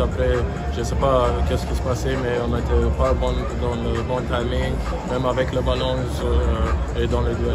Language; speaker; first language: French; non-native, fluent; English